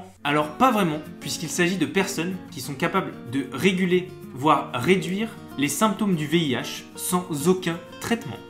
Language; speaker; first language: French; native; French